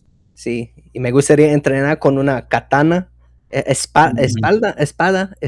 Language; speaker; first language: Spanish; non-native, fluent; English